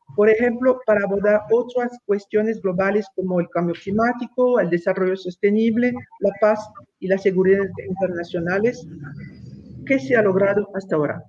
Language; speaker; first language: Spanish; non-native, fluent; French